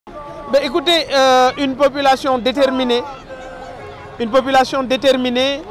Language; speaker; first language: French; non-native, local second language; Wolof